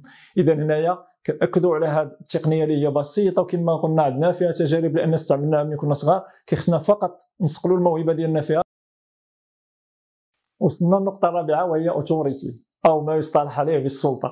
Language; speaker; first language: Arabic; native; Arabic